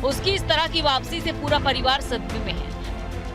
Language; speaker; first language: Hindi; native; Hindi